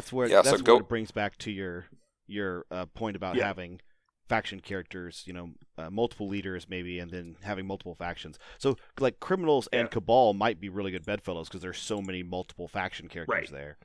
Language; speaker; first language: English; native; English